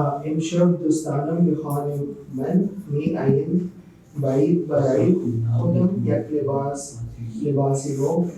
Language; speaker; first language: Persian; non-native, learner; Urdu